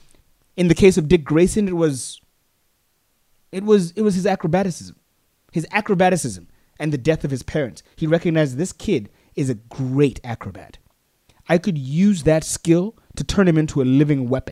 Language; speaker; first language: English; non-native, local second language; Tswana